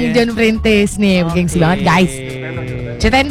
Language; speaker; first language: Indonesian; native; Indonesian